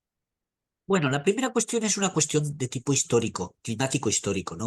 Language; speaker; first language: Spanish; native; Spanish